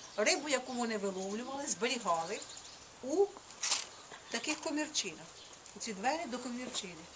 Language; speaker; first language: Ukrainian; native; Ukrainian